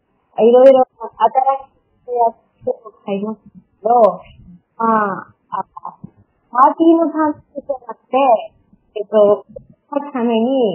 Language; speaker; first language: Japanese; non-native, learner; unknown